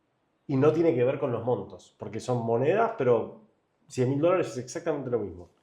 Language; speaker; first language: Spanish; native; Spanish